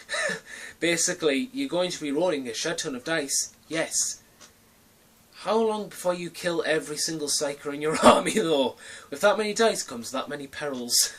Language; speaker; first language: English; native; English